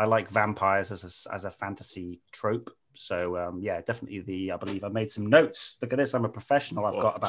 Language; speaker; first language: English; native; English